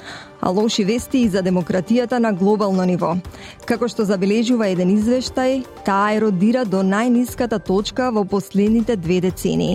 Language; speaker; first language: Macedonian; native; Macedonian